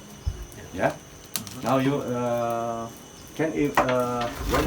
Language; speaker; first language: English; non-native, learner; Indonesian